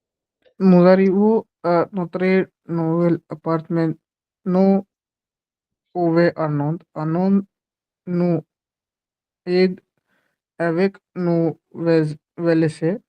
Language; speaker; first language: French; non-native, learner; Hindi